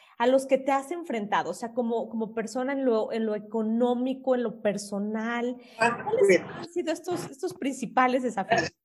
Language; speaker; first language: Spanish; native; Spanish